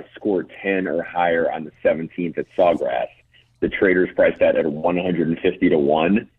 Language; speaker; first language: English; native; English